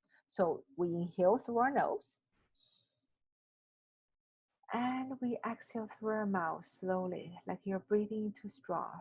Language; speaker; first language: English; non-native, fluent; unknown